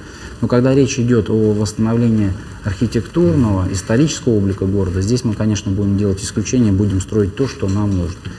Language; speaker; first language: Russian; native; Russian